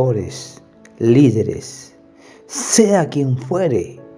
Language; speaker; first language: Spanish; native; Spanish